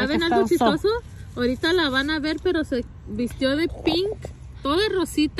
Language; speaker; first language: Spanish; early bilingual, heritage; Spanish